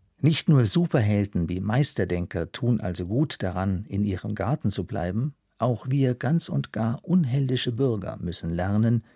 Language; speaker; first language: German; native; German